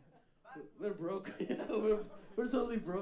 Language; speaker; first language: English; non-native, learner; Indonesian